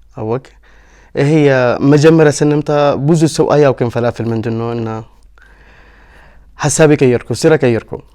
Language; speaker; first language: Amharic; non-native, learner; Arabic